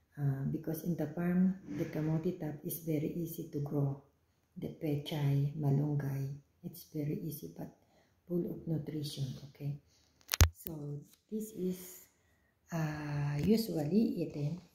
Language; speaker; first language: English; non-native, local second language; Filipino